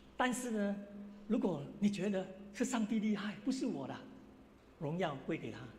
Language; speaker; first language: Chinese; native; Chinese